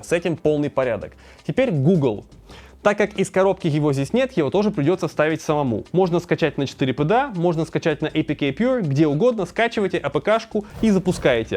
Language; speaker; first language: Russian; native; Russian